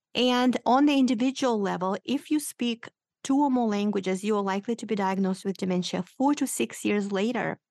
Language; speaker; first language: English; non-native, fluent; Romanian